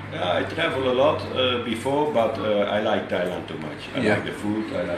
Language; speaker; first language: English; non-native, learner; Dutch